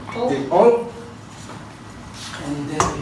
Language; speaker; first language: English; non-native, learner; Indonesian